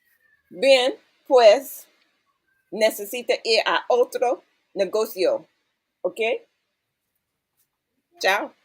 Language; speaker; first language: Spanish; non-native, learner; English